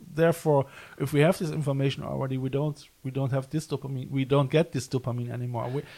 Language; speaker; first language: English; non-native, fluent; German